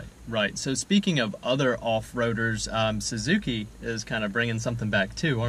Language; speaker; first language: English; native; English